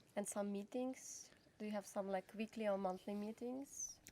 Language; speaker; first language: English; non-native, fluent; Ukrainian